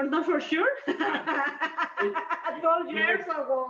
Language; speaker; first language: English; non-native, learner; Spanish